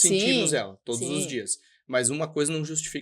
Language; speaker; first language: Portuguese; native; Portuguese